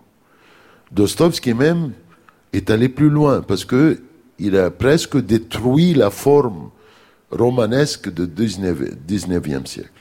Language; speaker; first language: French; non-native, fluent; Arabic